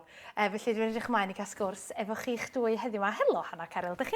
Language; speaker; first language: Welsh; native; Welsh